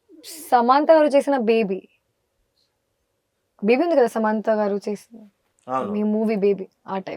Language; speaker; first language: Telugu; non-native, local second language; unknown